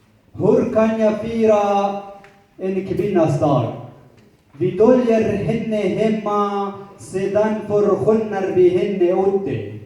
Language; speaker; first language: Swedish; non-native, learner; Kurdish